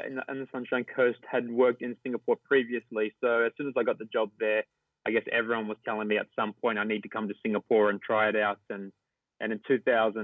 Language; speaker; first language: English; native; English